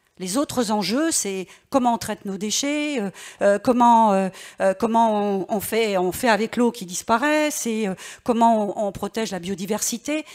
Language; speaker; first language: French; native; French